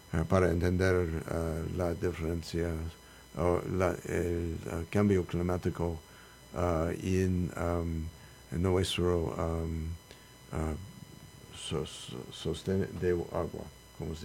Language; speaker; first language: Spanish; non-native, learner; English